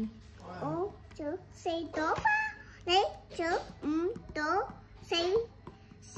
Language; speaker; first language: Chinese; non-native, local second language; Cantonese